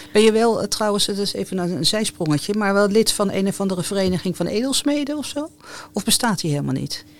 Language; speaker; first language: Dutch; native; Dutch